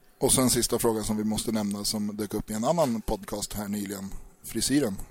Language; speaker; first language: Swedish; native; Swedish